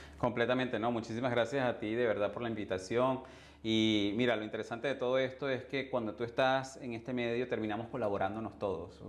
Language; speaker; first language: Spanish; native; Spanish